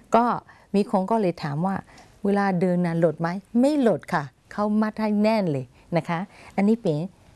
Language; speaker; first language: Thai; non-native, fluent; Burmese